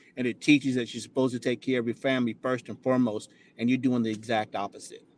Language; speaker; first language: English; native; English